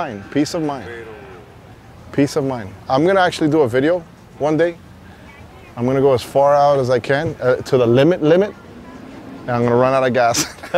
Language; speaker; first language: English; early bilingual, other home language; Spanish